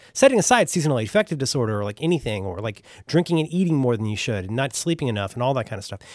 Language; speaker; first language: English; native; English